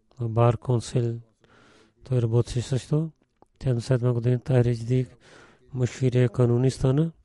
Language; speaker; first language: Bulgarian; non-native, learner; Urdu